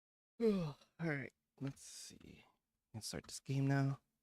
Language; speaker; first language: English; native; English